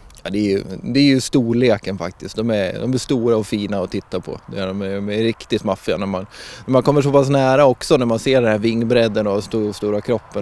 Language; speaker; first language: Swedish; native; Swedish